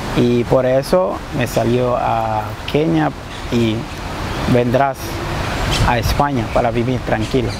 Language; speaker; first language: Spanish; non-native, learner; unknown